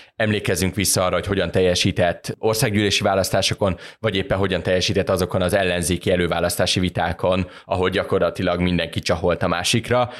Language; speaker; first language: Hungarian; native; Hungarian